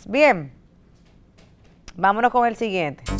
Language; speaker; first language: Spanish; native; Spanish